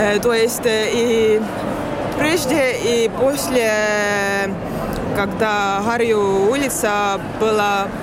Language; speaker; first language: Russian; non-native, learner; Estonian